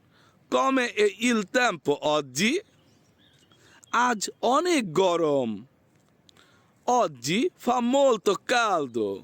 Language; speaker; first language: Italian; non-native, fluent; Bangla